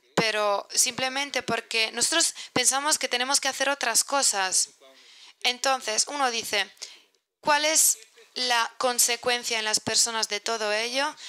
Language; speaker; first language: Spanish; non-native, fluent; Persian